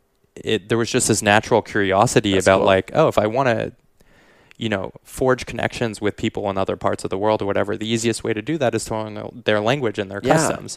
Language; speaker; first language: English; native; English